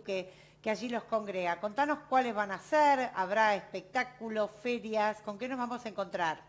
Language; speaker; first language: Spanish; native; Spanish